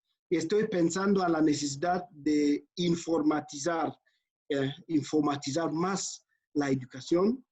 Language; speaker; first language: Spanish; non-native, fluent; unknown